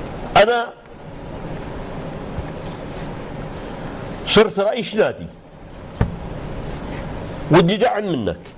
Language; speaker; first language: Arabic; native; Arabic